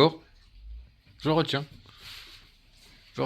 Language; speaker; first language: French; native; French